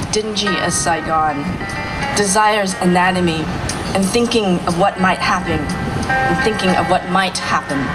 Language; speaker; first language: English; early bilingual, other home language; Vietnamese